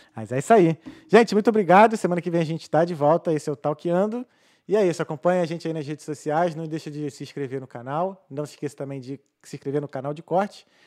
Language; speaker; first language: Portuguese; native; Portuguese